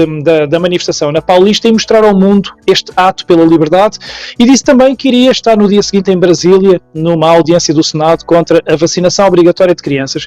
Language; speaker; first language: Portuguese; native; Portuguese